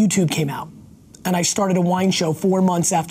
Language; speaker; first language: English; early bilingual, other home language; Russian